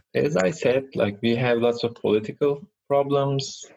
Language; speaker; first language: English; non-native, fluent; Turkish